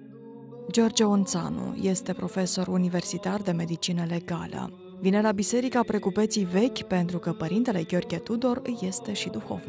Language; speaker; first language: Romanian; native; Romanian